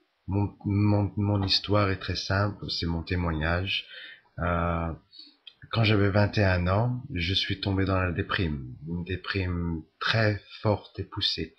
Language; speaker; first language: French; native; French